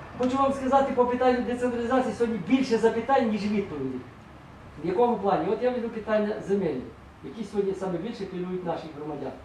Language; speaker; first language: Ukrainian; native; Ukrainian